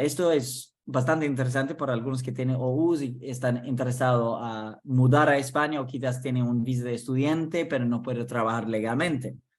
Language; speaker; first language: Spanish; non-native, fluent; English